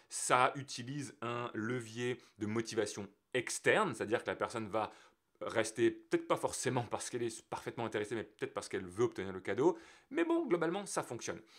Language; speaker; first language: French; native; French